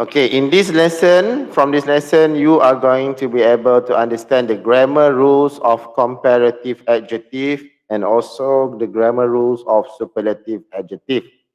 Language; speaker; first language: English; non-native, local second language; Malay